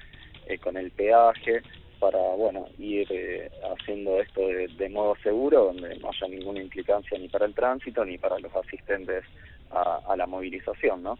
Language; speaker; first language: Spanish; native; Spanish